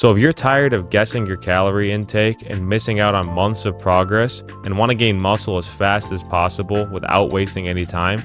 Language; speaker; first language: English; native; English